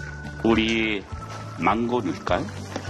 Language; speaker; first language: Korean; non-native, fluent; English